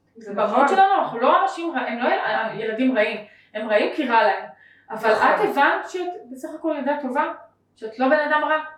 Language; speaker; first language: Hebrew; native; Hebrew